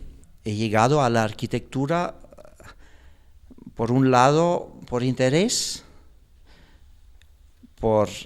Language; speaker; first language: Spanish; non-native, fluent; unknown